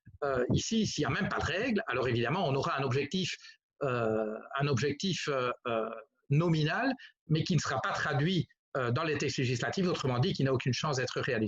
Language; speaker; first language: French; native; French